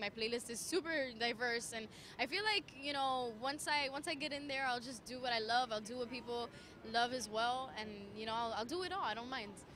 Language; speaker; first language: English; early bilingual, other home language; Spanish